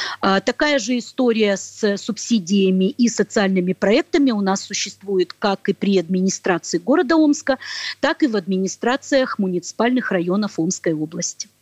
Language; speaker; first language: Russian; native; Russian